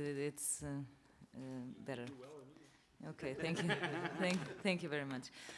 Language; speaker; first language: English; non-native, learner; Portuguese